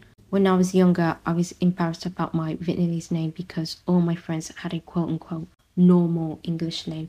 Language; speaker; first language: English; non-native, local second language; Vietnamese